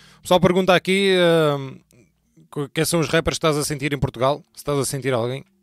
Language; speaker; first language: Portuguese; early bilingual, heritage; Portuguese